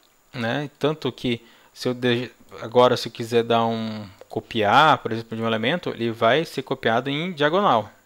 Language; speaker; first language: Portuguese; native; Portuguese